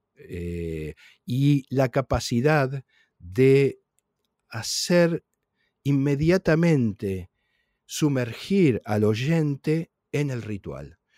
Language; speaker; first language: Spanish; native; Spanish